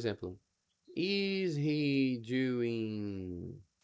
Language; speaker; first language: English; non-native, fluent; Portuguese